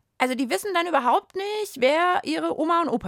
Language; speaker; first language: German; native; German